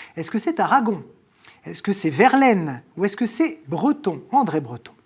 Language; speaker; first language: French; native; French